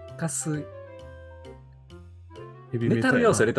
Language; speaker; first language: Japanese; native; Japanese